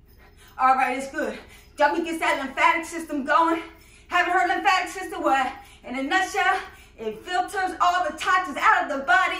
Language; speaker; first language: English; native; English